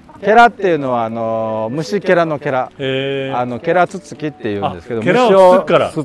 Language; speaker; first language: Japanese; native; Japanese